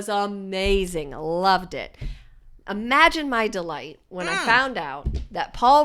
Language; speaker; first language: English; native; English